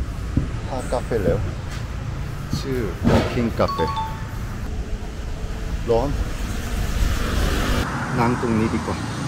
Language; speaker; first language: Thai; non-native, learner; Korean